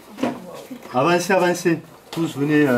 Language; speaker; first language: French; native; French